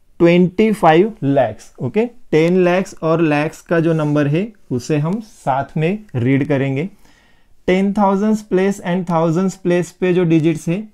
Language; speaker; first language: Hindi; non-native, local second language; Marathi